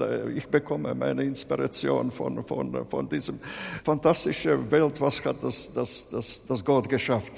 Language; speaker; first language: German; non-native, fluent; Latvian